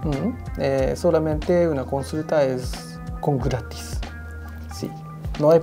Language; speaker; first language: Spanish; non-native, learner; Japanese